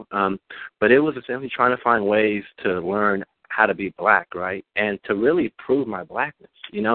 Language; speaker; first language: English; early bilingual, other home language; Spanish